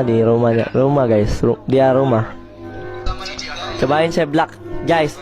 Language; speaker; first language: Indonesian; non-native, learner; Filipino